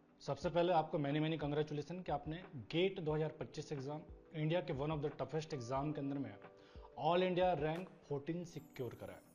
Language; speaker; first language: Hindi; native; Hindi